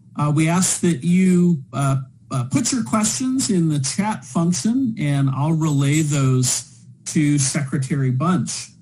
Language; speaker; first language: English; native; English